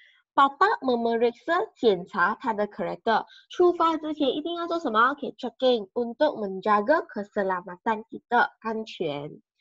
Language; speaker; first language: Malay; non-native, local second language; Chinese